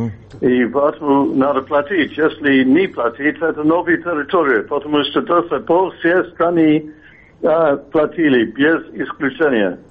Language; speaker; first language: Russian; non-native, fluent; English